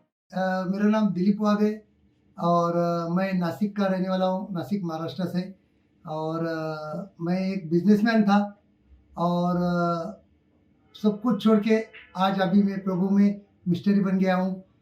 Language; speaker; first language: Hindi; non-native, local second language; Marathi